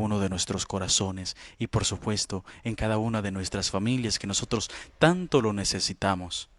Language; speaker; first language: Spanish; native; Spanish